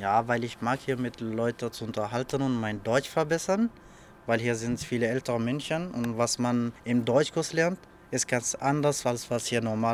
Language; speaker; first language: German; non-native, learner; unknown